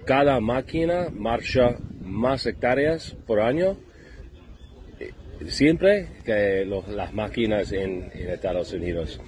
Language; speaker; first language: Spanish; non-native, learner; English